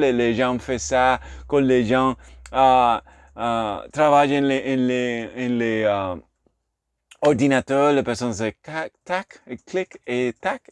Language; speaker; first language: French; non-native, learner; Spanish